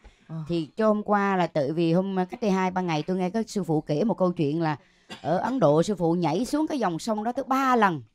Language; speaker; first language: Vietnamese; native; Vietnamese